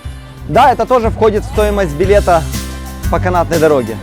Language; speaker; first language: Russian; native; Russian